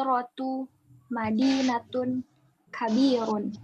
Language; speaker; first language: Arabic; non-native, learner; Indonesian